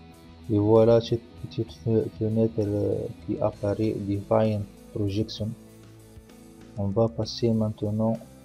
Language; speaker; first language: French; non-native, local second language; Arabic